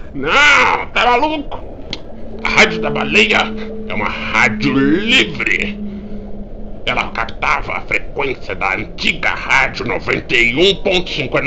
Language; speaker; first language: Portuguese; native; Portuguese